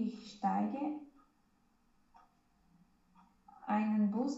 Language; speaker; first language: German; non-native, learner; Romanian